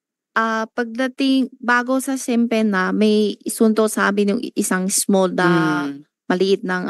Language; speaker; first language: Filipino; non-native, learner; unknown